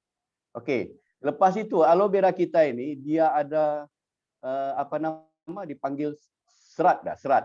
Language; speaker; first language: Malay; native; Malay